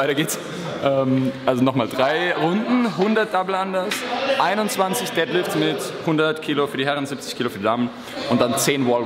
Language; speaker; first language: German; native; German